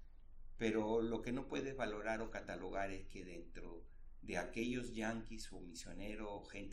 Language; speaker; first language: Spanish; native; Spanish